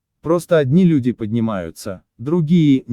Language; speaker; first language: Russian; native; Russian